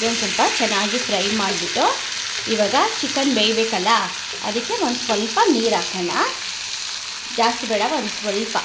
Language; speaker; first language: Kannada; native; Kannada